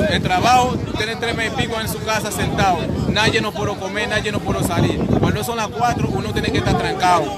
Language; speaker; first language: Spanish; non-native, fluent; Haitian Creole